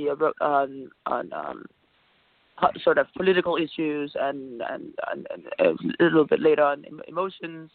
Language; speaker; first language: English; non-native, fluent; Danish